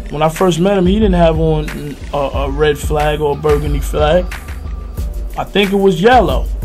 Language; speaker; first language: English; native; English